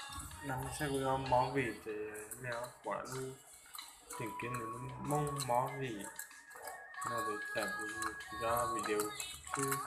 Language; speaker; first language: Vietnamese; non-native, local second language; Hmong